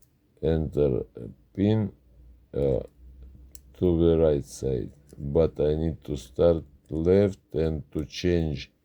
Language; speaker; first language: English; non-native, learner; Russian